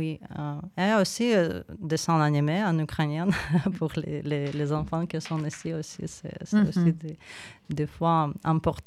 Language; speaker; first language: French; non-native, learner; Ukrainian